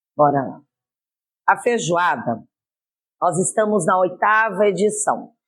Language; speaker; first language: Portuguese; native; Portuguese